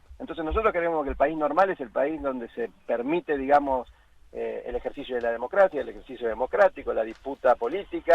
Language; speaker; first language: Spanish; native; Spanish